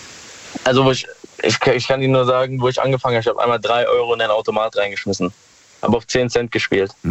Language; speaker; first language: German; native; German